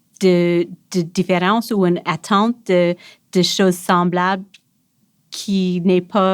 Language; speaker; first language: French; non-native, local second language; English